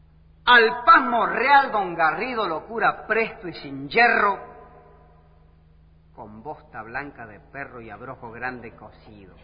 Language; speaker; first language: Spanish; native; Spanish